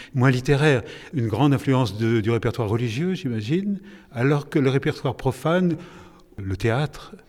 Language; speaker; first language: French; native; French